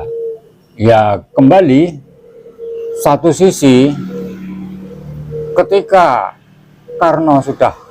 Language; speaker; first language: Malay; non-native, local second language; Javanese